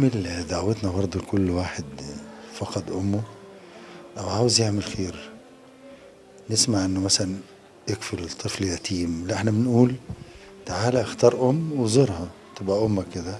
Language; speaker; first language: Arabic; native; Arabic